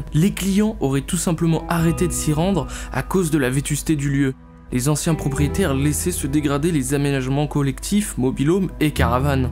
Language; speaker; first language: French; native; French